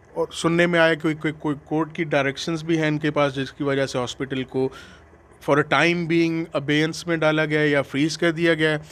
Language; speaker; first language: Urdu; non-native, local second language; Sindhi